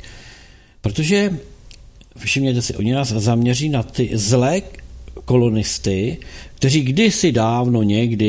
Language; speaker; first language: Czech; native; Czech